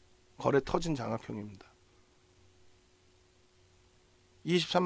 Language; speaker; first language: Korean; native; Korean